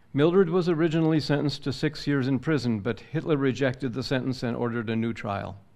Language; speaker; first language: English; native; English